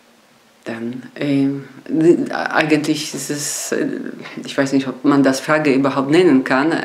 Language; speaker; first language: German; non-native, fluent; Polish